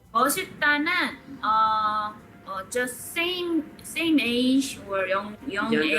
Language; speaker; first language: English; non-native, learner; Korean